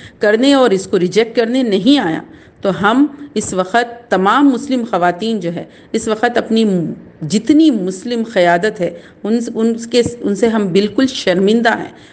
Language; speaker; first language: Urdu; native; Urdu